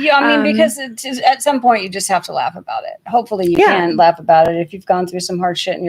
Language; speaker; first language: English; native; English